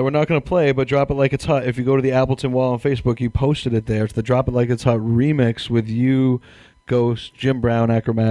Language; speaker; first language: English; native; English